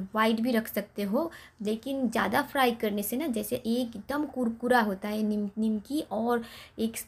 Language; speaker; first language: Hindi; non-native, local second language; Bangla